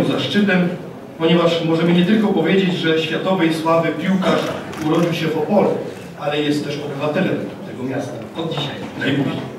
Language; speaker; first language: Polish; native; Polish